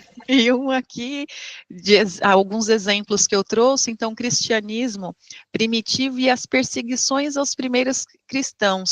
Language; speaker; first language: Portuguese; native; Portuguese